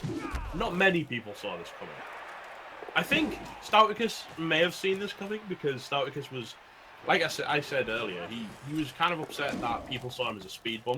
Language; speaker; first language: English; native; English